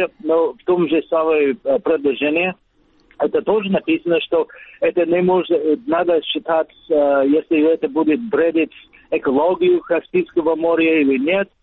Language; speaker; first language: Russian; non-native, learner; English